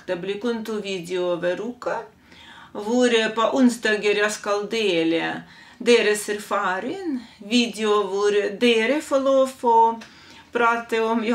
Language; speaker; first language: Norwegian; non-native, fluent; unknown